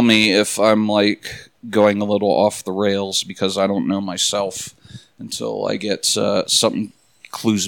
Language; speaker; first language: English; native; English